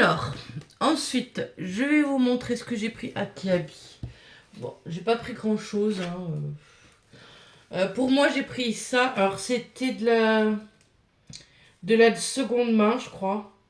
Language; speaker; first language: French; native; French